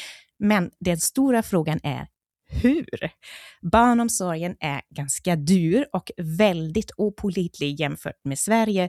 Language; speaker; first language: Swedish; non-native, fluent; German